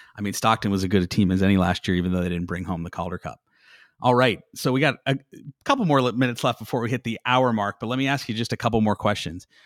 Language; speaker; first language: English; native; English